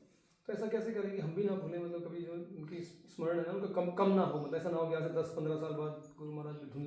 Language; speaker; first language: Hindi; native; Hindi